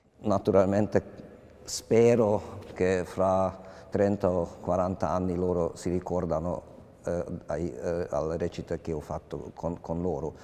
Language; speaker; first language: Italian; non-native, fluent; Hungarian